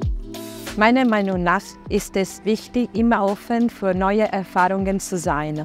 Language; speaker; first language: German; non-native, fluent; Italian